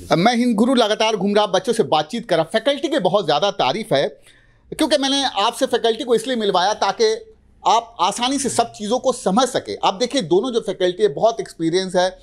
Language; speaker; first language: Hindi; native; Hindi